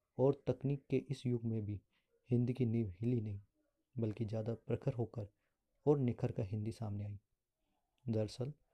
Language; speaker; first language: Hindi; native; Hindi